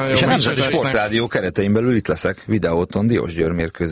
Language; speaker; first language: Hungarian; native; Hungarian